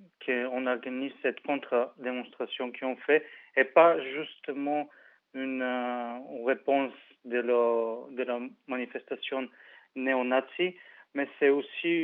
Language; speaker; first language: French; non-native, fluent; Bulgarian